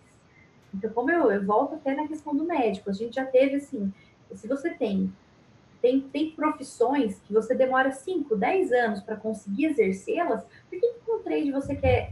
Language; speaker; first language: Portuguese; native; Portuguese